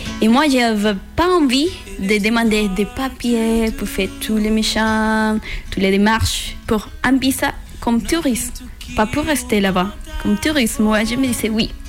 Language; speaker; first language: French; non-native, learner; Spanish